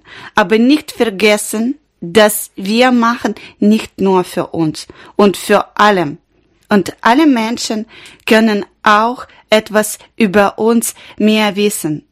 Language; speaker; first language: German; non-native, learner; Ukrainian